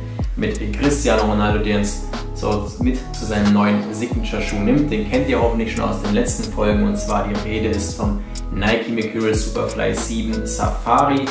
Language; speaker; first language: German; native; German